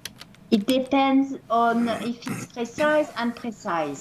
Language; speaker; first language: English; non-native, fluent; French